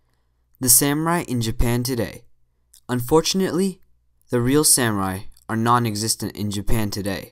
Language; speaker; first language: English; native; English